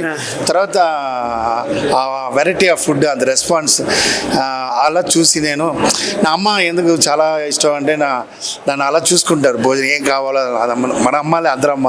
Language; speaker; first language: Telugu; non-native, local second language; Tamil